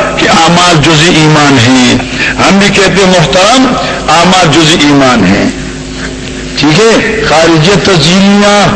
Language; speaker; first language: Urdu; non-native, local second language; Northern Hindko